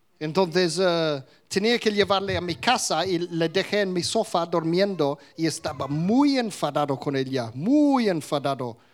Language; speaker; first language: Spanish; non-native, fluent; English